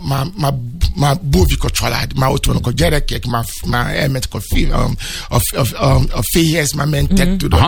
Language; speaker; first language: Hungarian; non-native, fluent; Yoruba